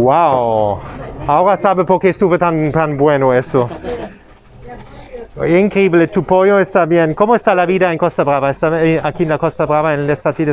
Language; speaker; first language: Spanish; non-native, learner; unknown